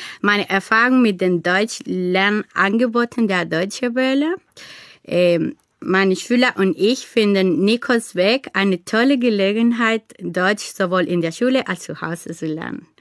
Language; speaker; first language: German; non-native, fluent; Spanish